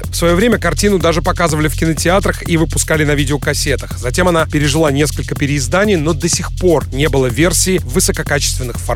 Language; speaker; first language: Russian; native; Russian